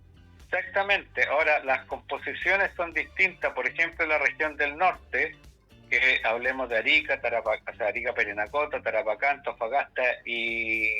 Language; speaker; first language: Spanish; native; Spanish